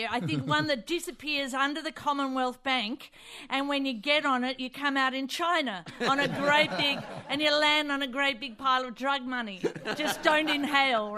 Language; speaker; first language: English; native; English